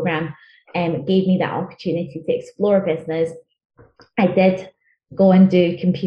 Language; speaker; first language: English; non-native, local second language; Nyanja